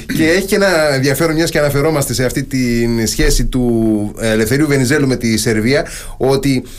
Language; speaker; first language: Greek; native; Greek